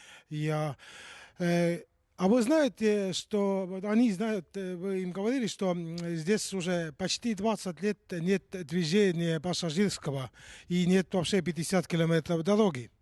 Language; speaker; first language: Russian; non-native, local second language; Estonian